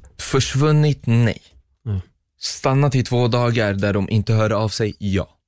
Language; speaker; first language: Swedish; non-native, fluent; Arabic